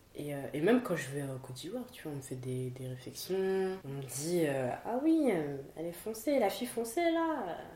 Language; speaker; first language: French; native; French